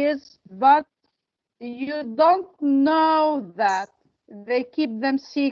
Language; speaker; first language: English; non-native, fluent; Arabic